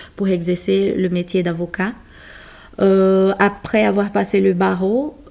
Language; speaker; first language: French; non-native, fluent; Portuguese